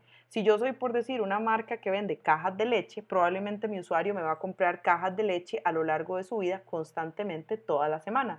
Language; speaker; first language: Spanish; native; Spanish